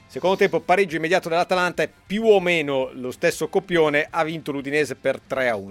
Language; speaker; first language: Italian; native; Italian